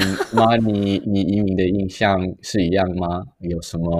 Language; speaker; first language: Chinese; early bilingual, heritage; Chinese